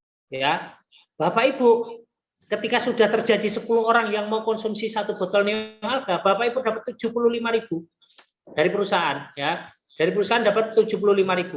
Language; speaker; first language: Indonesian; non-native, local second language; Javanese